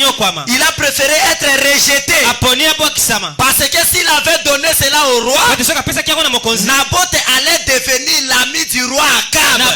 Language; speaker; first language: Haitian Creole; non-native, local second language; Lingala